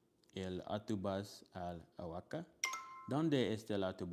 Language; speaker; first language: Spanish; non-native, learner; English